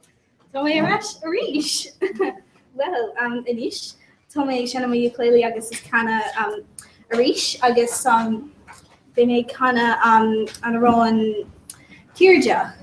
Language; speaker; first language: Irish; non-native, local second language; English